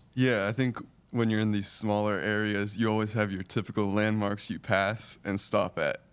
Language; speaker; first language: English; native; English